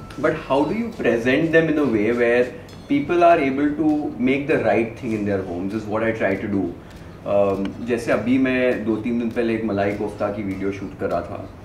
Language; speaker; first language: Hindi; non-native, local second language; Punjabi